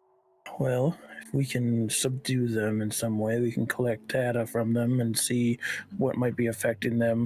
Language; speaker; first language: English; native; English